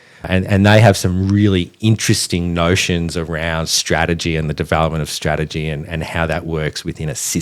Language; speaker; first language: English; native; English